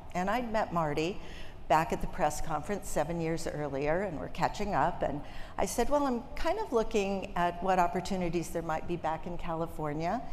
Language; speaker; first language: English; native; English